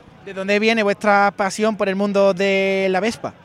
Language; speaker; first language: Spanish; native; Spanish